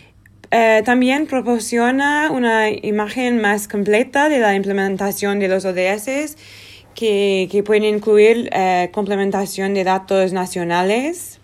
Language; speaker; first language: Spanish; non-native, learner; Portuguese